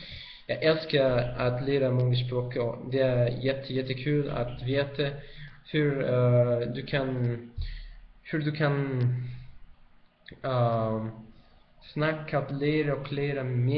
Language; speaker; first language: Swedish; non-native, learner; Spanish